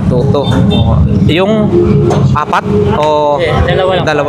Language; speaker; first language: Filipino; native; Filipino